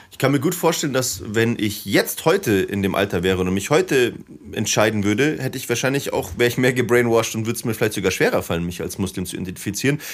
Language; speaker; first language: German; native; German